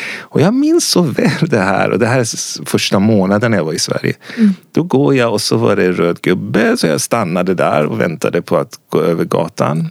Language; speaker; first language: Swedish; non-native, fluent; Persian